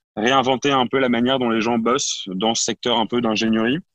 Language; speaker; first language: French; native; French